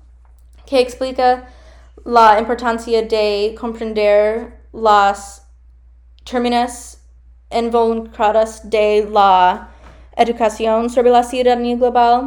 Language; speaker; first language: Spanish; non-native, learner; English